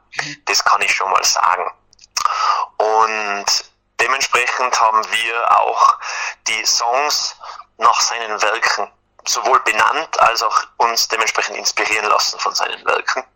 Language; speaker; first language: German; native; German